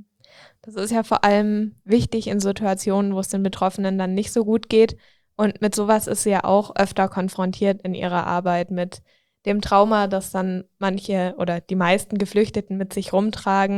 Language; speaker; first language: German; native; German